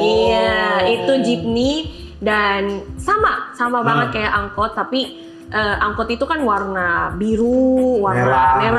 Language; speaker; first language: Indonesian; non-native, learner; Filipino